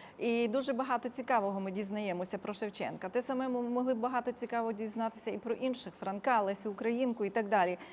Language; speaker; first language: Ukrainian; native; Ukrainian